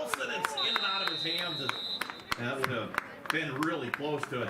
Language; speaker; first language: English; native; English